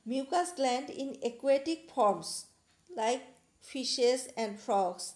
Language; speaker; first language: English; non-native, local second language; Assamese